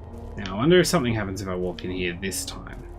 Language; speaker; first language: English; native; English